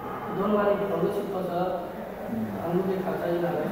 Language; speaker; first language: Korean; non-native, learner; Nepali